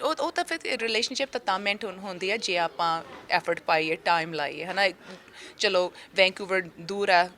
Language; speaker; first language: Punjabi; early bilingual, heritage; Punjabi